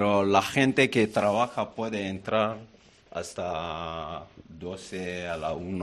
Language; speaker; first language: Spanish; non-native, learner; Bambara